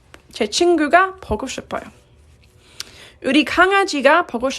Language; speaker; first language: Korean; non-native, fluent; English